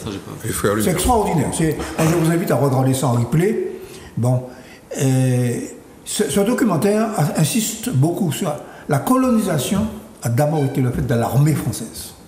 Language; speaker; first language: French; native; French